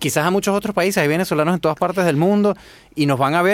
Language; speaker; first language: Spanish; native; Spanish